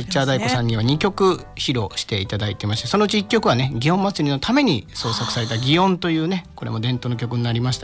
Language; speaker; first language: Japanese; native; Japanese